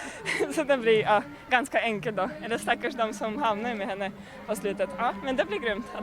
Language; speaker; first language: Swedish; non-native, fluent; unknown